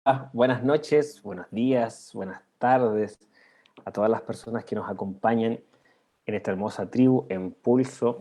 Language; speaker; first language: Spanish; native; Spanish